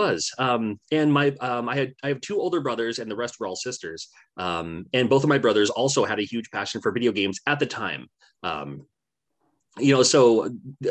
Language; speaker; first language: English; native; English